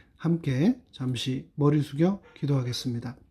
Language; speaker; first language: Korean; native; Korean